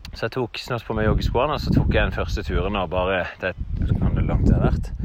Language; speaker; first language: Norwegian; native; Norwegian